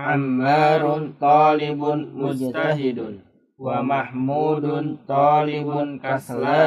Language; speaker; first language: Arabic; non-native, learner; Indonesian